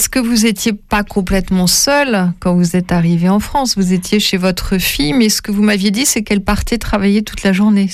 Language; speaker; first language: French; native; French